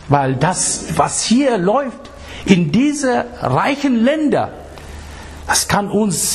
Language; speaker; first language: German; non-native, fluent; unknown